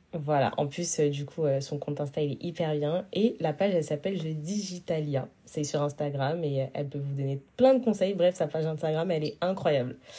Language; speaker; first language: French; early bilingual, other home language; Wolof